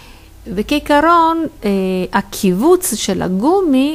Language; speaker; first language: Hebrew; non-native, fluent; Italian